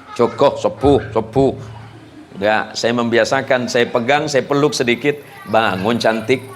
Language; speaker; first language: Indonesian; native; Indonesian